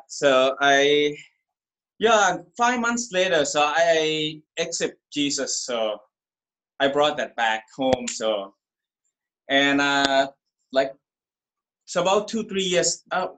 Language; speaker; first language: English; non-native, learner; Thai